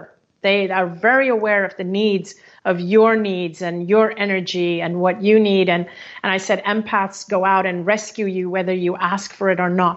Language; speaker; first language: English; native; English